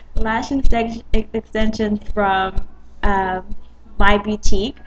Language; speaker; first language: English; native; English